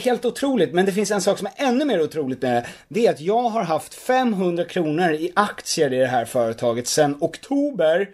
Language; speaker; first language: Swedish; native; Swedish